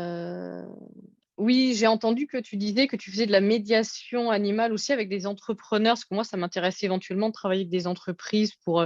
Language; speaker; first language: French; native; French